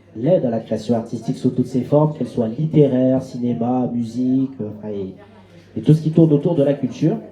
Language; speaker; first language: French; native; French